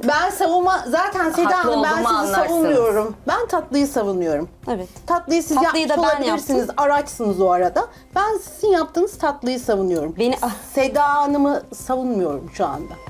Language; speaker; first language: Turkish; native; Turkish